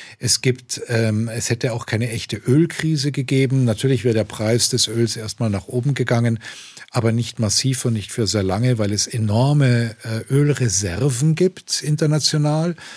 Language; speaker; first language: German; native; German